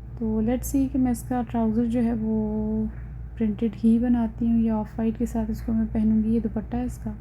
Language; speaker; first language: Urdu; native; Urdu